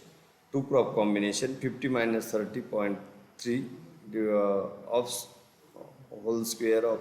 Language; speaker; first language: English; non-native, local second language; Marathi